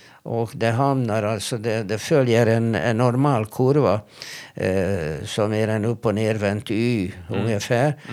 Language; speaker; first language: Swedish; non-native, fluent; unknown